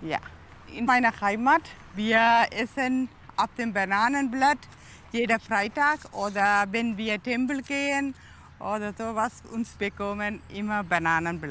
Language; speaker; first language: German; non-native, learner; Tamil